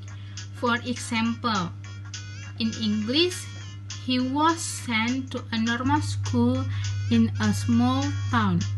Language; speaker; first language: English; non-native, learner; Indonesian